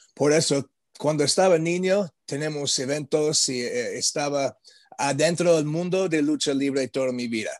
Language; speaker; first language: Spanish; non-native, learner; English